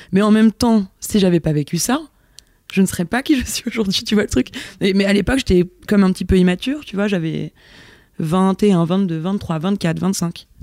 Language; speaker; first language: French; native; French